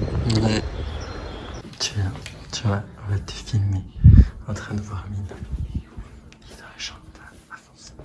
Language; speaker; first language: French; native; French